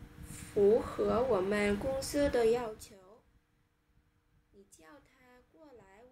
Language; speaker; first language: Chinese; non-native, learner; Vietnamese